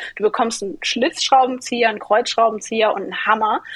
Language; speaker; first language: German; early bilingual, other home language; Greek